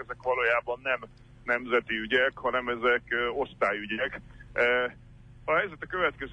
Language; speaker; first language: Hungarian; native; Hungarian